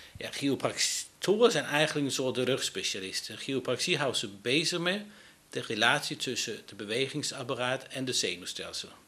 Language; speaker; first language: Dutch; non-native, fluent; Danish